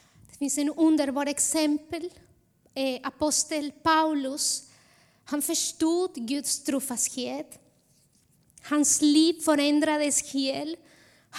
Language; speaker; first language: Swedish; non-native, fluent; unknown